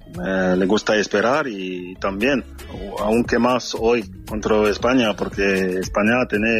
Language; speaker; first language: Spanish; non-native, fluent; French